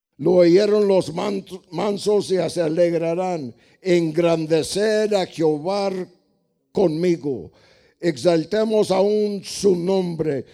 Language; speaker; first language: Spanish; non-native, fluent; English